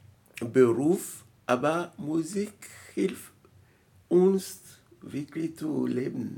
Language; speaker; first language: German; non-native, learner; French